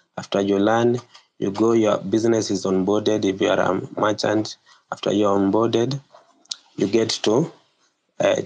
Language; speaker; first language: English; non-native, local second language; Kikuyu